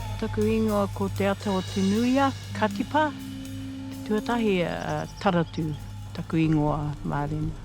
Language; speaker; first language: Māori; native; Māori